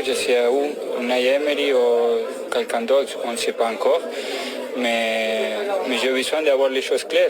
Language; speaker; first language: French; non-native, fluent; Spanish